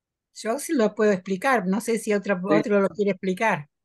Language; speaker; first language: Spanish; native; Spanish